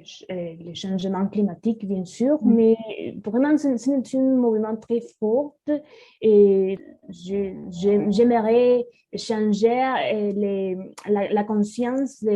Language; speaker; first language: French; non-native, learner; Spanish